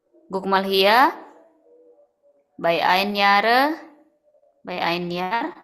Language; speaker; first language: German; non-native, learner; Indonesian